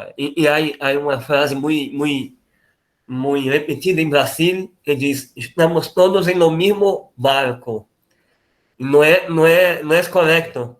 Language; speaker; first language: Spanish; non-native, fluent; Portuguese